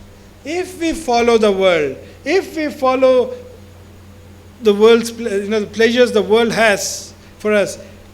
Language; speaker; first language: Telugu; native; Telugu